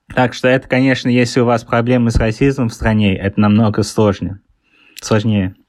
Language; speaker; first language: Russian; early bilingual, heritage; Russian